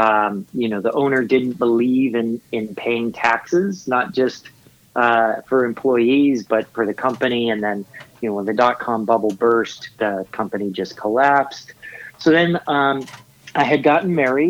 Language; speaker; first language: English; native; English